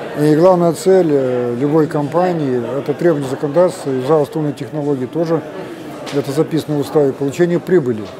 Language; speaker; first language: Russian; native; Russian